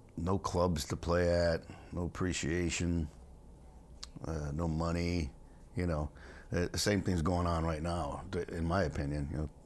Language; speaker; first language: English; native; English